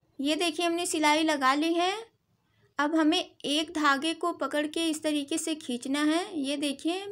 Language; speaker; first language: Hindi; native; Hindi